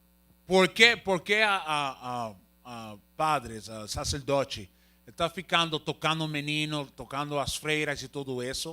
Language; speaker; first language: Portuguese; non-native, learner; Spanish